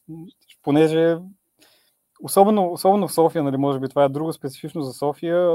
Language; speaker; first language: Bulgarian; native; Bulgarian